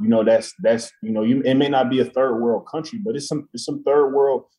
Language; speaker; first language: English; native; English